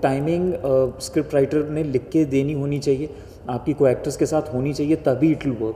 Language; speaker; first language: Hindi; native; Hindi